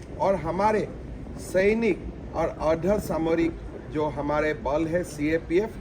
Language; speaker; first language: Hindi; non-native, local second language; Assamese